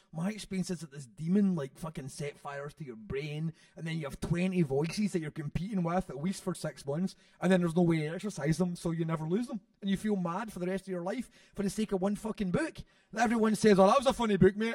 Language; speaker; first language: English; native; English